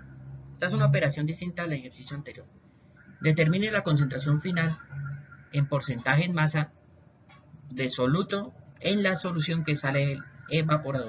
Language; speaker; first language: Spanish; native; Spanish